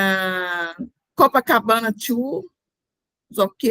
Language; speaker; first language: English; non-native, learner; Portuguese